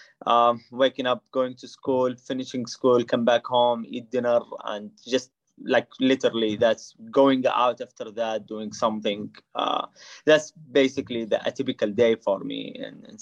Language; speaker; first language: English; non-native, fluent; Arabic